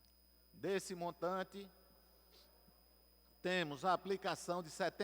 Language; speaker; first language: Portuguese; native; Portuguese